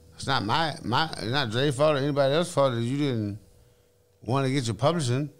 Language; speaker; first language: English; native; English